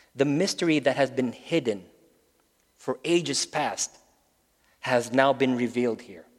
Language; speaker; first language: English; non-native, local second language; Filipino